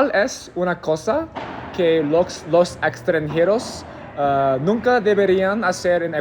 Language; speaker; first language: Spanish; non-native, learner; English